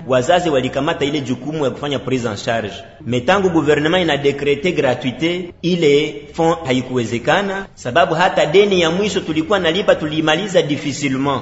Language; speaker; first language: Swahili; native; Swahili